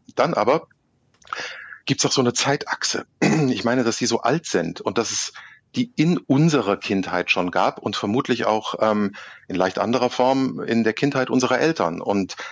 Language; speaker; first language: German; native; German